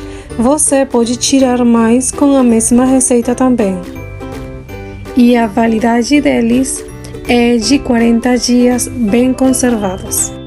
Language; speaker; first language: Portuguese; non-native, fluent; Spanish